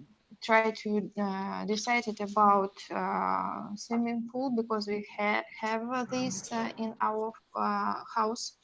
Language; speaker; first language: English; non-native, learner; Russian